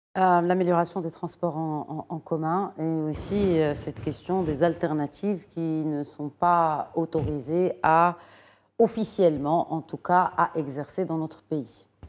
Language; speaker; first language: French; non-native, local second language; Arabic